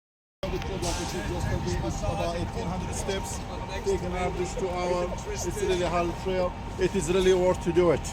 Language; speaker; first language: English; non-native, fluent; Arabic